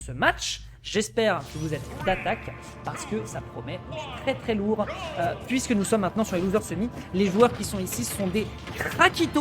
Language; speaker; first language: French; native; French